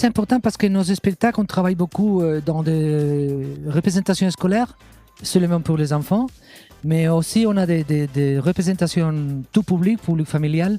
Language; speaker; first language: French; non-native, fluent; Catalan